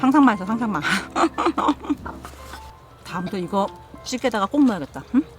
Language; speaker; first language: Korean; native; Korean